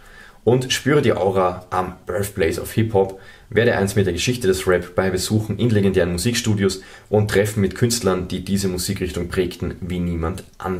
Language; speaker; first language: German; native; German